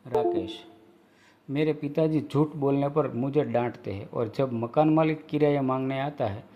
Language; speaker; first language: Hindi; non-native, local second language; Gujarati